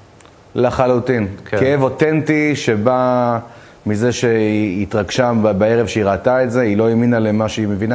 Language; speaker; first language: Hebrew; native; Hebrew